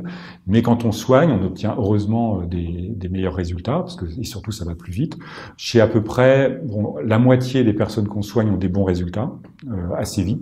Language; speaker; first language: French; native; French